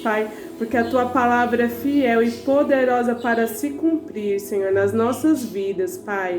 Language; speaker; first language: Portuguese; native; Portuguese